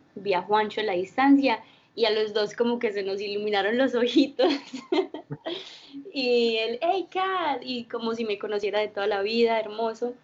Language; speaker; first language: Spanish; early bilingual, heritage; Spanish